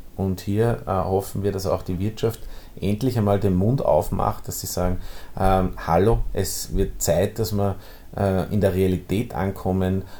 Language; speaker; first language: German; native; German